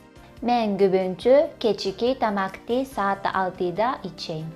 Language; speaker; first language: Kyrgyz; non-native, learner; Japanese